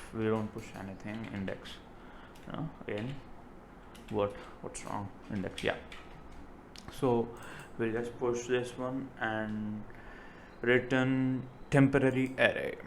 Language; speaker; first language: English; non-native, local second language; Telugu